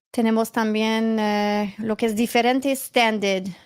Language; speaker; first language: Spanish; non-native, learner; English